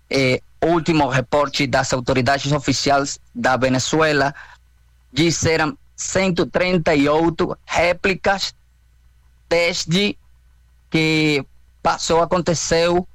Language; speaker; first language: Portuguese; non-native, fluent; Spanish